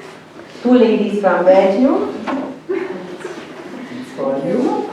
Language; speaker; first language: English; non-native, fluent; Hungarian